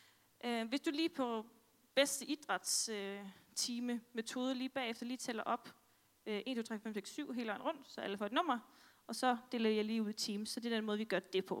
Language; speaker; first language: Danish; native; Danish